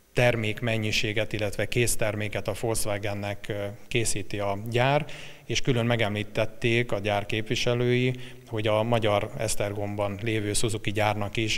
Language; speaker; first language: Hungarian; native; Hungarian